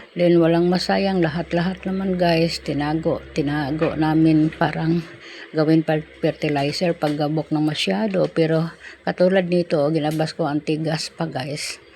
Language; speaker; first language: Filipino; non-native, local second language; Cebuano